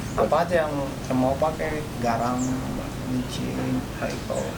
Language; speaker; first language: Indonesian; non-native, fluent; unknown